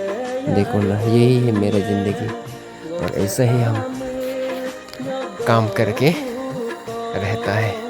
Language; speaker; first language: Hindi; non-native, local second language; Mising